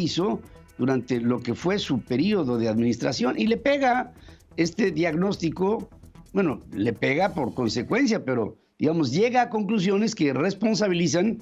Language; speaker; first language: Spanish; native; Spanish